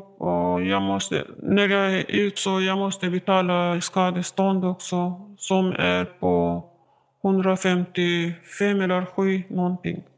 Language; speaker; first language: Swedish; non-native, learner; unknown